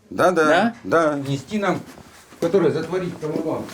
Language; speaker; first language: Russian; native; Russian